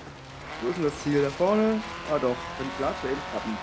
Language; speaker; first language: German; native; German